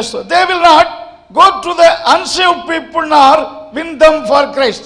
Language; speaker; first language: English; non-native, local second language; Tamil